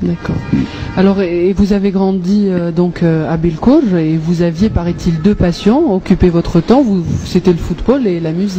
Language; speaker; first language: French; non-native, local second language; Arabic